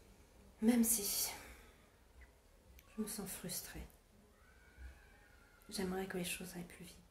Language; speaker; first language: French; non-native, fluent; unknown